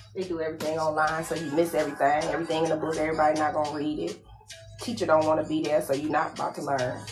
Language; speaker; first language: English; native; English